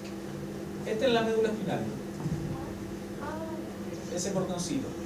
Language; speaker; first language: Spanish; native; Spanish